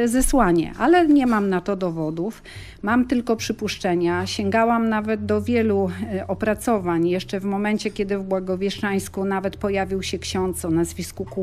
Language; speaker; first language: Polish; native; Polish